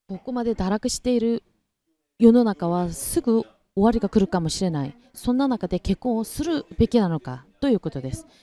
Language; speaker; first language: Japanese; non-native, fluent; Korean